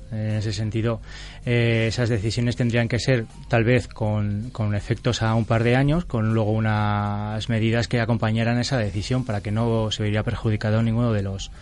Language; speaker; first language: Spanish; native; Spanish